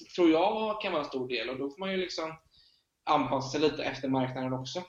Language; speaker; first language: Swedish; native; Swedish